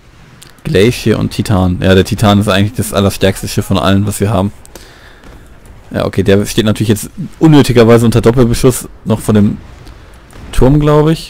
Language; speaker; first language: German; native; German